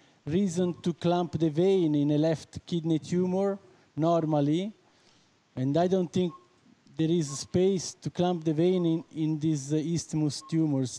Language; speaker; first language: English; non-native, fluent; Italian